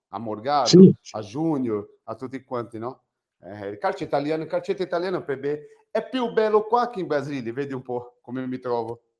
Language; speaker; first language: Italian; non-native, fluent; Portuguese